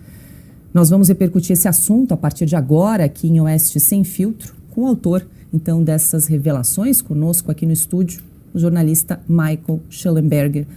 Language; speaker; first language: Portuguese; native; Portuguese